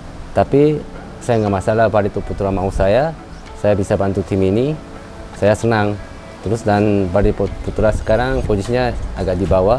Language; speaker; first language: Indonesian; non-native, fluent; Korean